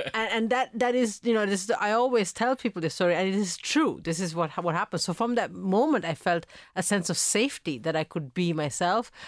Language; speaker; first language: English; early bilingual, other home language; Italian